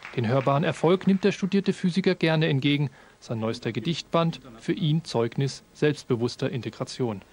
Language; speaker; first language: German; native; German